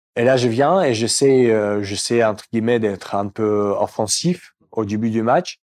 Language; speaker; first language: French; non-native, fluent; Russian